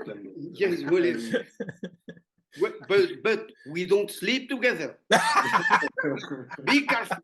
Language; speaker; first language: English; non-native, learner; French